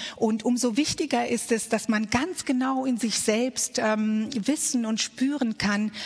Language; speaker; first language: German; early bilingual, other home language; Croatian